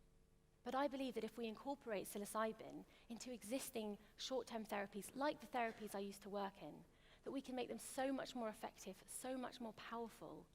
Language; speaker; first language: English; native; English